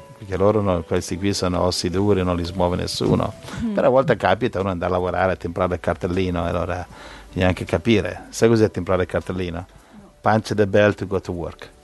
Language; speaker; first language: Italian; native; Italian